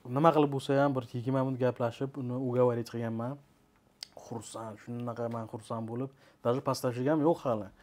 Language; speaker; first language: Uzbek; early bilingual, heritage; Uzbek